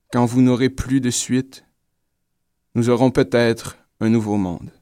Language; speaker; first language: French; native; French